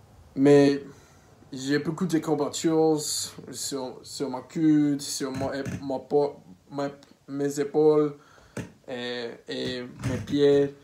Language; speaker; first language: French; non-native, learner; English